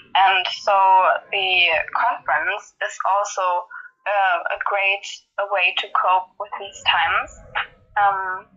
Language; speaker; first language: English; non-native, fluent; German